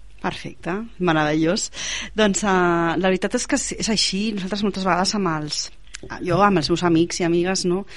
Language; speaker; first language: Catalan; native; Catalan